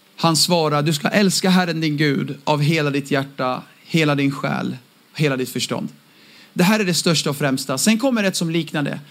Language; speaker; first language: Swedish; early bilingual, other home language; Aramaic